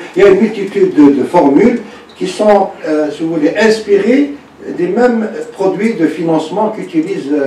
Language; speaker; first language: French; non-native, local second language; Arabic